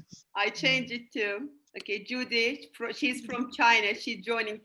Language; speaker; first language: English; non-native, fluent; Azerbaijani